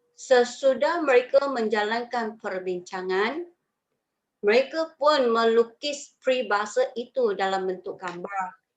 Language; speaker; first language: Malay; non-native, local second language; Chinese